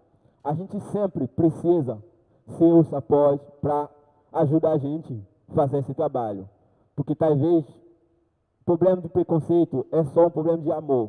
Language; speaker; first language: Portuguese; non-native, learner; Haitian Creole